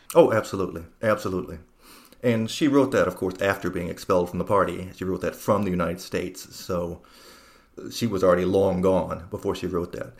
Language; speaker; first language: English; native; English